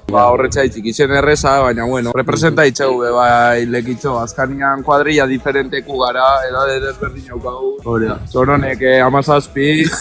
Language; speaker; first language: Basque; native; Basque